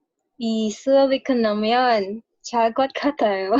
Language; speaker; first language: Korean; non-native, learner; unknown